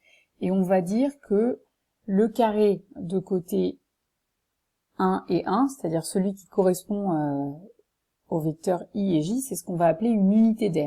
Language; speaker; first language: French; native; French